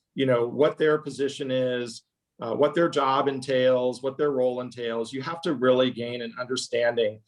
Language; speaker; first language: English; native; English